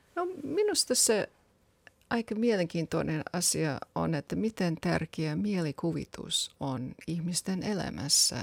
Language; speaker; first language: Finnish; non-native, fluent; English